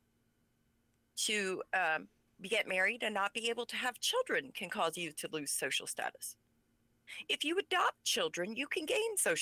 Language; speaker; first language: English; early bilingual, other home language; Pennsylvania German